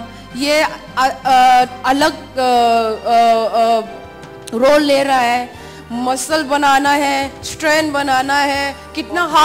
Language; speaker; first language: Hindi; non-native, local second language; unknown